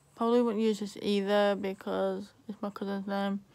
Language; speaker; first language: English; native; English